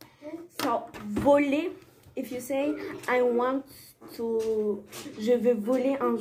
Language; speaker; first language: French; non-native, fluent; Spanish